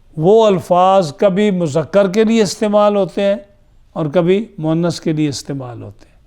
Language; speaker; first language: Urdu; non-native, local second language; Punjabi